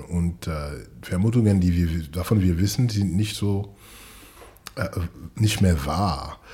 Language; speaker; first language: German; non-native, fluent; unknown